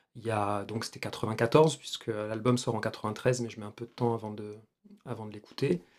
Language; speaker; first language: French; native; French